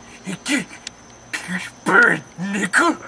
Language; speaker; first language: English; native; English